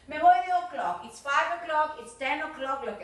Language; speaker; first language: English; non-native, fluent; Spanish